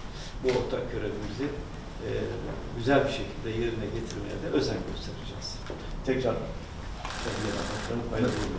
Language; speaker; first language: Turkish; native; Turkish